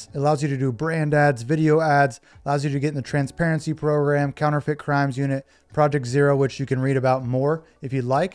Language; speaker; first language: English; native; English